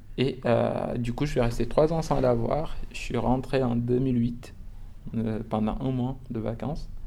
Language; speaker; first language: French; non-native, local second language; Wolof